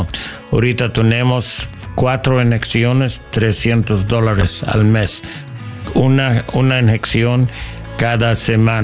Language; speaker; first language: Spanish; non-native, learner; English